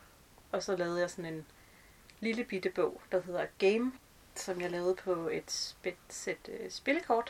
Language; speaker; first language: Danish; native; Danish